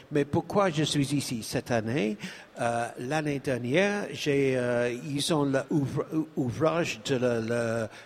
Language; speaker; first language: French; non-native, learner; English